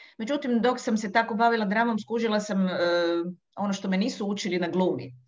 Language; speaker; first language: Croatian; native; Croatian